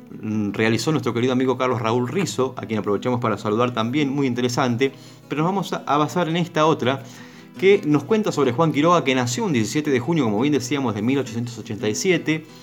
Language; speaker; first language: Spanish; native; Spanish